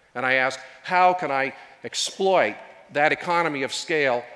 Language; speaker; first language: English; native; English